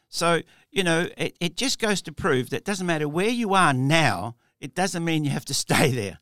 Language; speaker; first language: English; early bilingual, other home language; Italian